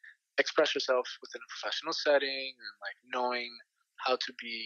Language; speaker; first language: English; native; English